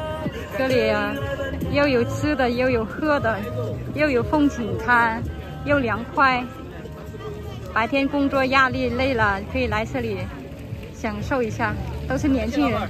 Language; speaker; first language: Chinese; non-native, fluent; Vietnamese